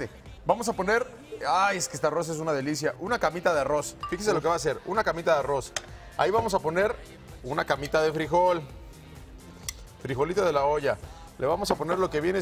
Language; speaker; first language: Spanish; native; Spanish